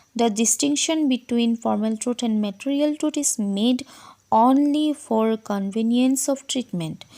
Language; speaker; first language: English; non-native, local second language; Assamese